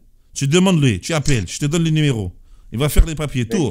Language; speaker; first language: French; native; French